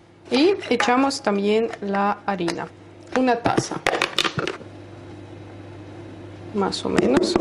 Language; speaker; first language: Spanish; non-native, learner; Russian